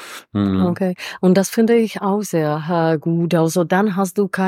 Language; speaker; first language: German; non-native, fluent; Czech